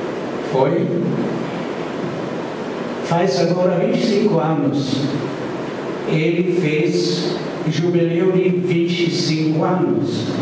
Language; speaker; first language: Portuguese; non-native, fluent; German